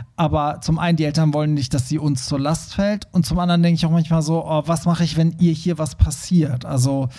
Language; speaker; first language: German; early bilingual, other home language; Persian